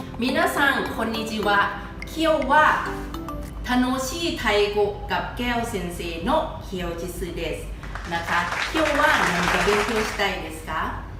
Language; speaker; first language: Japanese; non-native, fluent; Thai